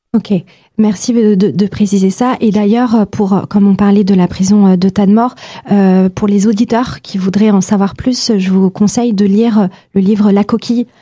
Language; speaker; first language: French; native; French